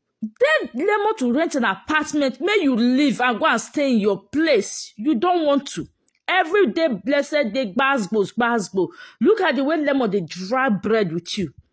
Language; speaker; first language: Nigerian Pidgin; native; Nigerian Pidgin